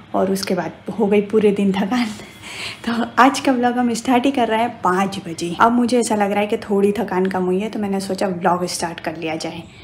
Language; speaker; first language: Hindi; non-native, local second language; Gujarati